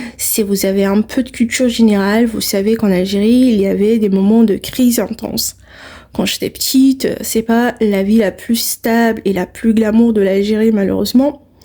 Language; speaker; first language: French; non-native, local second language; Arabic